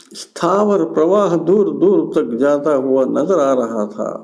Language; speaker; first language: Hindi; non-native, local second language; Telugu